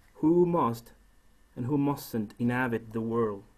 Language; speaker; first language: English; non-native, fluent; Spanish